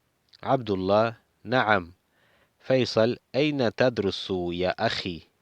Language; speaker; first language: Arabic; non-native, fluent; Spanish